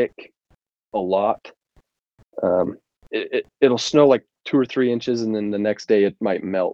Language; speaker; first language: English; native; English